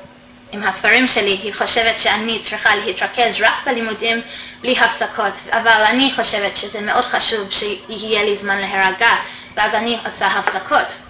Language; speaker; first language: Hebrew; non-native, fluent; English